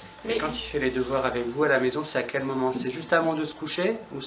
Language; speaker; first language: French; native; French